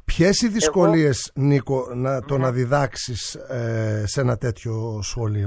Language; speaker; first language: Greek; native; Greek